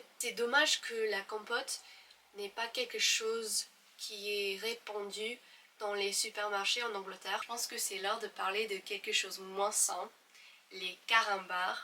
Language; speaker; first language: French; non-native, fluent; English